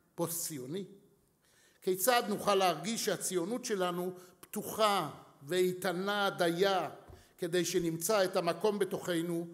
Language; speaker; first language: Hebrew; native; Hebrew